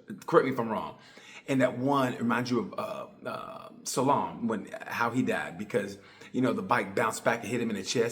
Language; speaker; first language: English; native; English